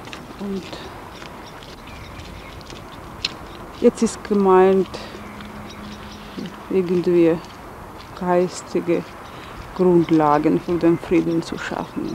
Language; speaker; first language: German; non-native, fluent; Georgian